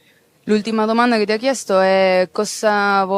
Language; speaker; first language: Italian; non-native, learner; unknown